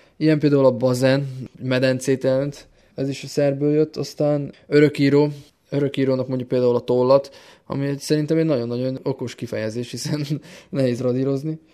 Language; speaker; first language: Hungarian; native; Hungarian